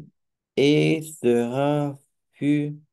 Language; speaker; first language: French; non-native, learner; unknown